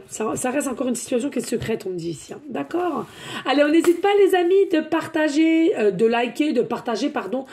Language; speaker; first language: French; native; French